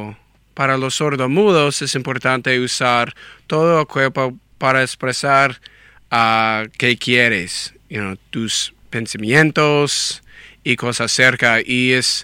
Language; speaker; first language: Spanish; non-native, learner; English